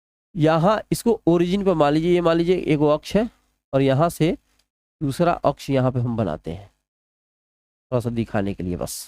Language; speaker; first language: Hindi; non-native, local second language; Bhojpuri